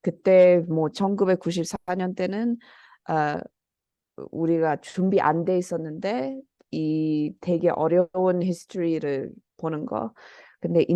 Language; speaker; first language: Korean; early bilingual, heritage; Korean